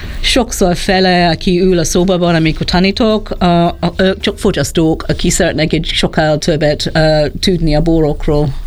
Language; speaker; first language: Hungarian; non-native, learner; English